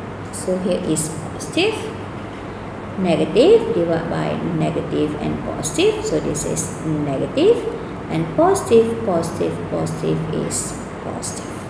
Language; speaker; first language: English; non-native, local second language; Malay